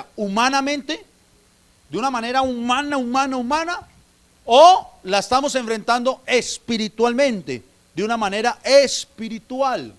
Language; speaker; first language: Spanish; native; Spanish